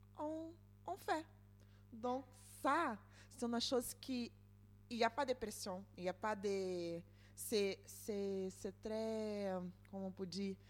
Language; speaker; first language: French; non-native, learner; Spanish